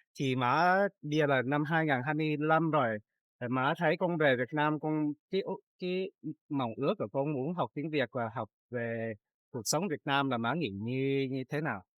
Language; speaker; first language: Vietnamese; early bilingual, heritage; Vietnamese